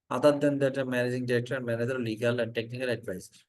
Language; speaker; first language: English; non-native, local second language; Bangla